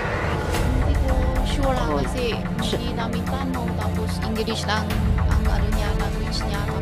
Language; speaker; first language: Filipino; non-native, learner; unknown